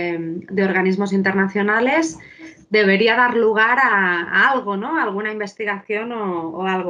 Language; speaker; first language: Spanish; native; Spanish